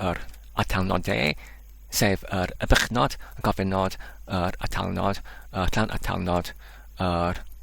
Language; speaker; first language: Welsh; non-native, fluent; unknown